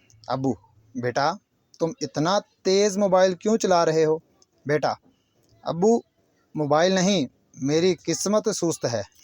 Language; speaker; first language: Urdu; non-native, local second language; Punjabi